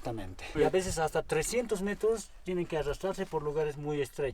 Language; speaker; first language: Spanish; native; Spanish